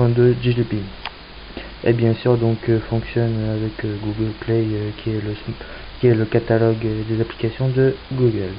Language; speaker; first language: French; native; French